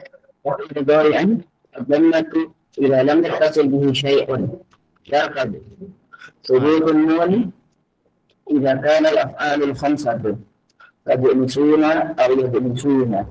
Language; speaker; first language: Arabic; non-native, learner; Indonesian